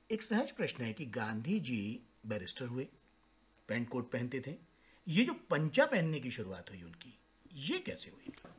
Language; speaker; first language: Hindi; non-native, local second language; Marathi